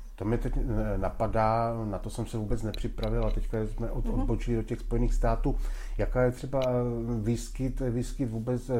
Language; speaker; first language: Czech; native; Czech